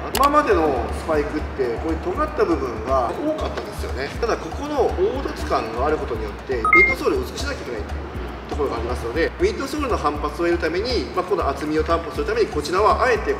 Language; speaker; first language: Japanese; native; Japanese